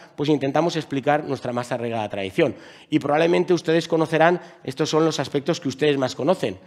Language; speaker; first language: Spanish; native; Spanish